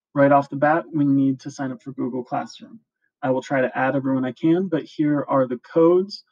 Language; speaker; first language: English; native; English